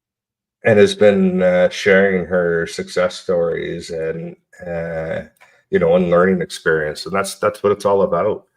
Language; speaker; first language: English; native; English